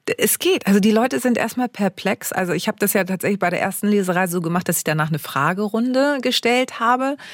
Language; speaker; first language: German; native; German